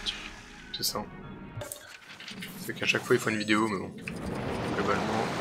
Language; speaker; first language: French; native; French